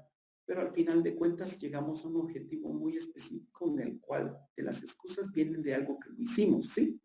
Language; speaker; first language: Spanish; native; Spanish